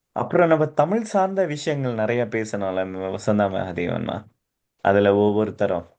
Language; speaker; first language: Tamil; native; Tamil